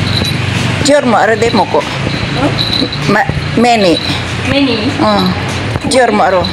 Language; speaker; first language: Japanese; non-native, learner; Filipino